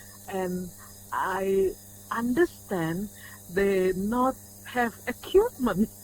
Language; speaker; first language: English; non-native, learner; Indonesian